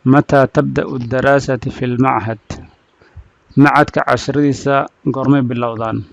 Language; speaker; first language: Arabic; non-native, fluent; Somali